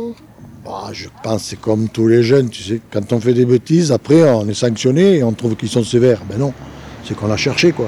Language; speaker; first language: French; native; French